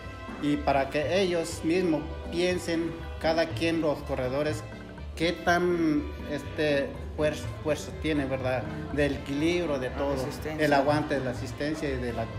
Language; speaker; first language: Spanish; non-native, local second language; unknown